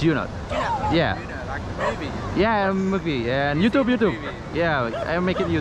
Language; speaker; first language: English; non-native, learner; Indonesian